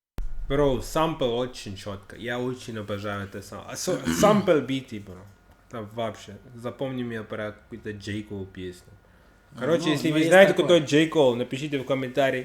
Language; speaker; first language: Russian; non-native, learner; English